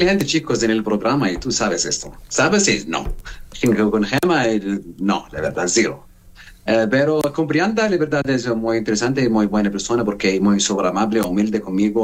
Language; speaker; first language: Spanish; non-native, learner; Arabic